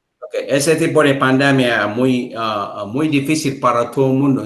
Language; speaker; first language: Spanish; non-native, learner; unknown